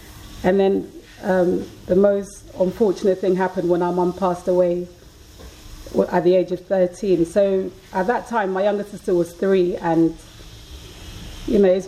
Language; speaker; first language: English; early bilingual, other home language; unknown